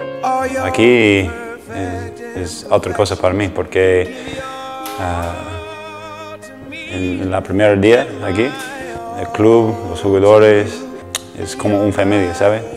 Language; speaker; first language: Spanish; non-native, learner; English